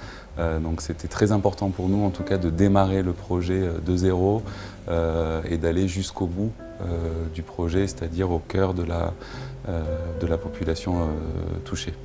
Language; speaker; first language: French; native; French